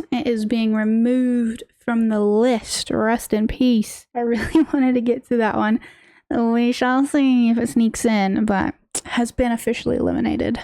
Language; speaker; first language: English; native; English